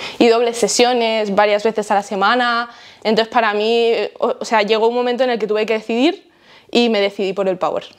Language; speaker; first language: Spanish; early bilingual, heritage; Spanish